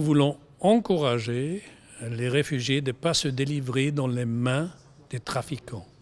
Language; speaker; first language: French; non-native, fluent; German